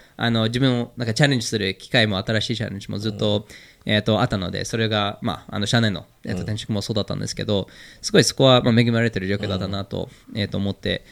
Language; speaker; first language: Japanese; non-native, fluent; English